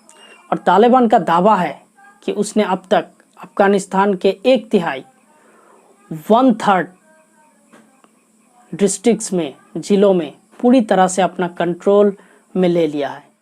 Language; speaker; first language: Hindi; non-native, local second language; Assamese